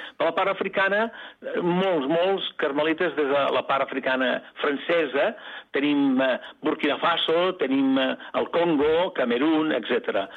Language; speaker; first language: Catalan; native; Catalan